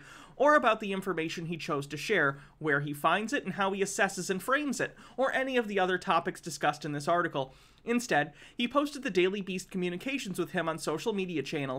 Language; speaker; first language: English; native; English